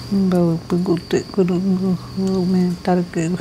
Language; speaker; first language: Portuguese; non-native, local second language; Guarani